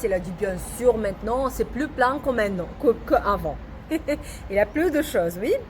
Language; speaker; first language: French; non-native, learner; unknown